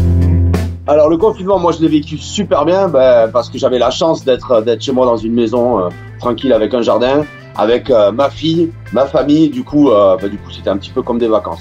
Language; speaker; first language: French; native; French